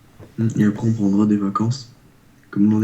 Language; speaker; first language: French; native; French